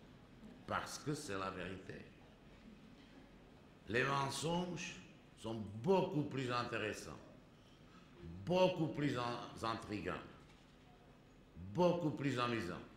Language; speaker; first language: French; non-native, fluent; Czech